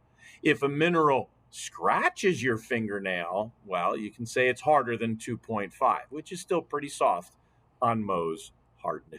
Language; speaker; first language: English; native; English